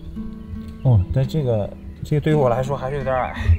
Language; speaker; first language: Chinese; native; Chinese